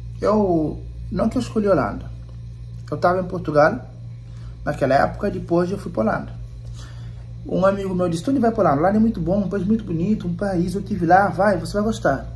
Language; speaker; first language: Portuguese; non-native, local second language; Kabuverdianu